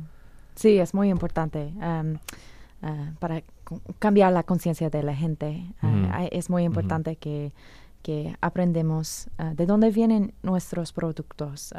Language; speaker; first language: Spanish; non-native, fluent; English